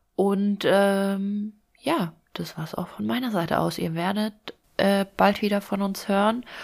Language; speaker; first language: German; early bilingual, other home language; Russian